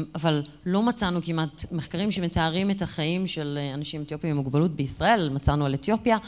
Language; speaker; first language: Hebrew; native; Hebrew